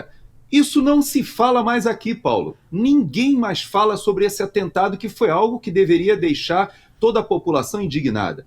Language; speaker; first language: Portuguese; native; Portuguese